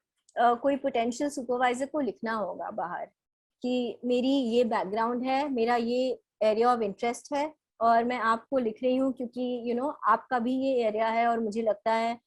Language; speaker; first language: Hindi; native; Hindi